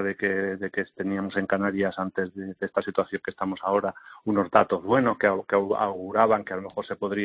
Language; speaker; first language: Spanish; native; Spanish